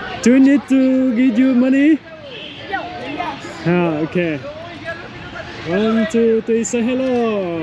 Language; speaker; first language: English; non-native, learner; Vietnamese